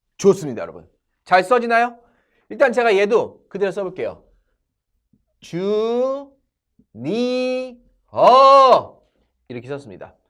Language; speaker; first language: Korean; native; Korean